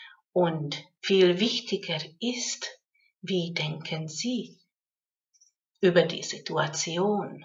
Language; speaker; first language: German; non-native, fluent; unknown